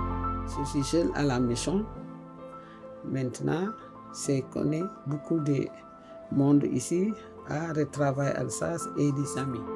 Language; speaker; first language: French; non-native, learner; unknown